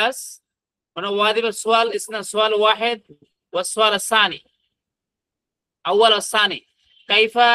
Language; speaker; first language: Arabic; non-native, fluent; Bangla